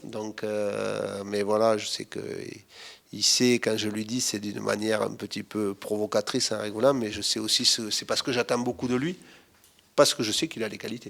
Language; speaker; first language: French; native; French